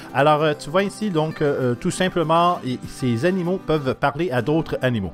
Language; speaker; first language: French; native; French